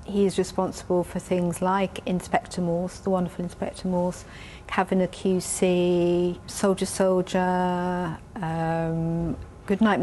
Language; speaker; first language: English; native; English